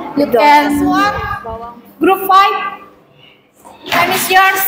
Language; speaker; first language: English; non-native, learner; Indonesian